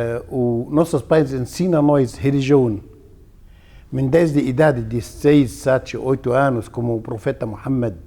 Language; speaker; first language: Portuguese; non-native, learner; Arabic